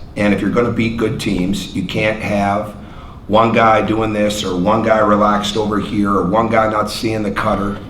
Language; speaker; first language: English; native; English